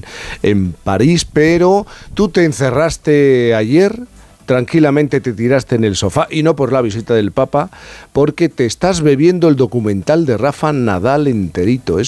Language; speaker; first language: Spanish; native; Spanish